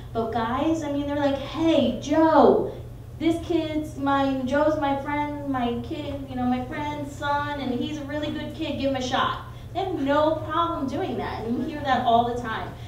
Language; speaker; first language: English; native; English